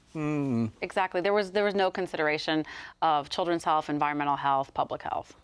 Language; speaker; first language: English; native; English